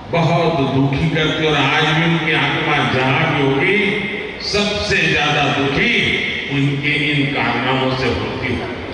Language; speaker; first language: Hindi; non-native, local second language; Gujarati